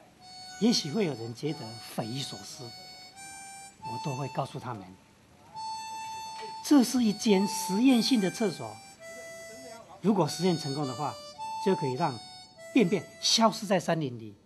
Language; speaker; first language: Chinese; native; Chinese